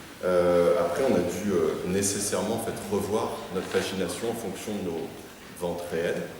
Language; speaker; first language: French; native; French